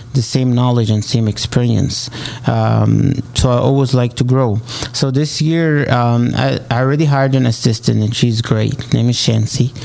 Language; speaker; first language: English; non-native, fluent; Arabic